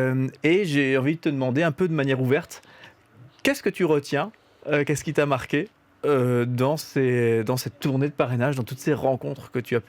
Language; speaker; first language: French; native; French